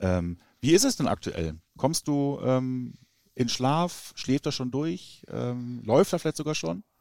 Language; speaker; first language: German; native; German